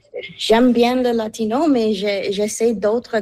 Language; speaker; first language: French; non-native, learner; English